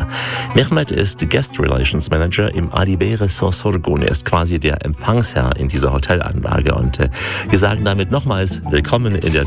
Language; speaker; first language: German; native; German